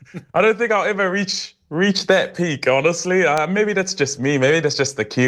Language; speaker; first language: English; native; English